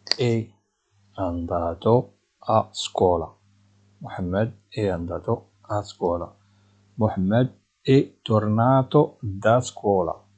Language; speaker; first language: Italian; non-native, fluent; Arabic